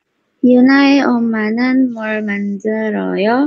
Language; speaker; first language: Korean; non-native, learner; Indonesian